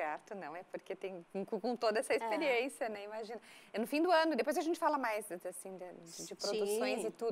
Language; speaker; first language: Portuguese; native; Portuguese